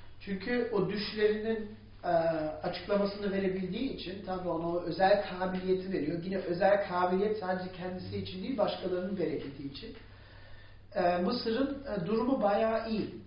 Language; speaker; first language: Turkish; non-native, fluent; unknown